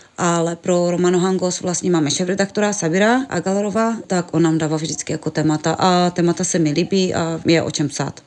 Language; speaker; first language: Czech; non-native, local second language; Romany